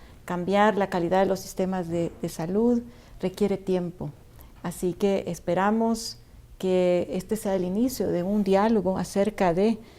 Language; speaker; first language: Spanish; native; Spanish